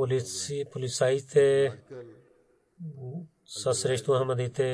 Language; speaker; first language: Bulgarian; non-native, learner; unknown